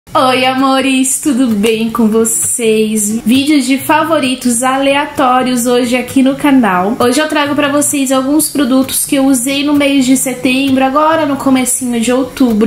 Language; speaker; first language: Portuguese; native; Portuguese